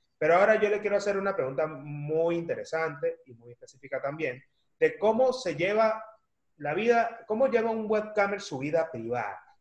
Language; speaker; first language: Spanish; native; Spanish